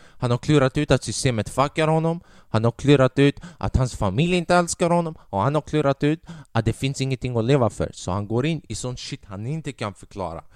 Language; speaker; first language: Swedish; early bilingual, other home language; Albanian